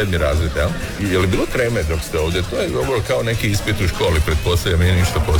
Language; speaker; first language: Serbian; native; Serbian